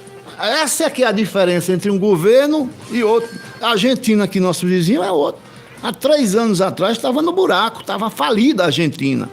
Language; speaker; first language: Portuguese; native; Portuguese